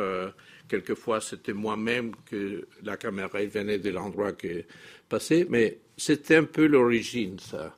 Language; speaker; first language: French; non-native, fluent; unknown